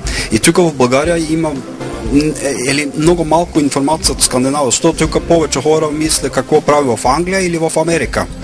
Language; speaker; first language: Bulgarian; non-native, fluent; Norwegian